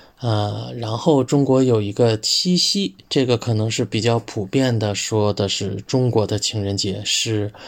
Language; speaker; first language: Chinese; native; Chinese